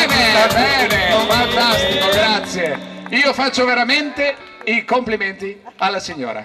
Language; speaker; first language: Italian; native; Italian